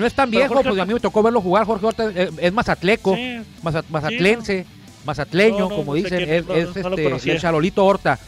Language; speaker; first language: Spanish; native; Spanish